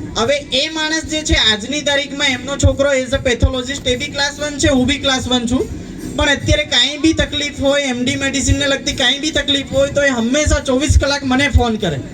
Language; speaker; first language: Gujarati; non-native, local second language; Gamit